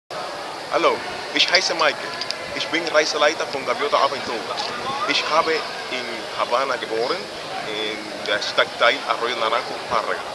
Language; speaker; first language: German; non-native, learner; Spanish